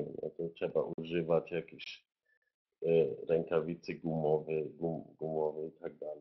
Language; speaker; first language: Polish; non-native, fluent; German